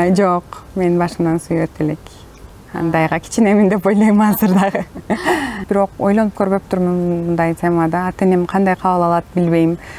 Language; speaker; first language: Kyrgyz; non-native, local second language; Turkish